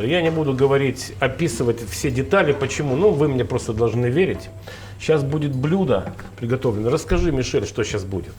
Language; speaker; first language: Russian; native; Russian